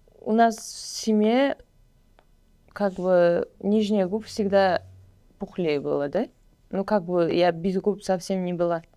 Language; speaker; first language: Russian; non-native, local second language; Uzbek